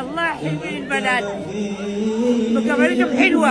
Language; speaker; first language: Arabic; native; Arabic